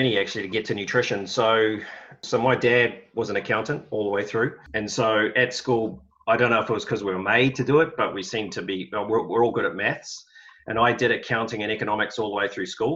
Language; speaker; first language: English; native; English